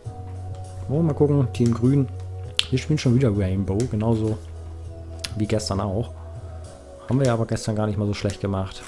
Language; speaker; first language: German; native; German